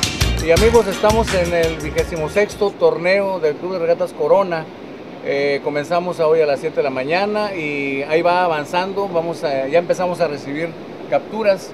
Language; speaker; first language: Spanish; native; Spanish